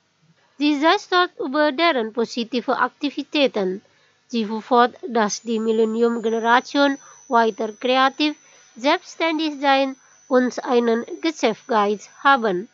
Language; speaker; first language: German; non-native, fluent; Indonesian